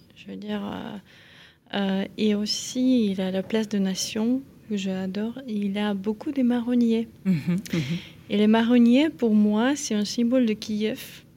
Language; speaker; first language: French; non-native, fluent; Ukrainian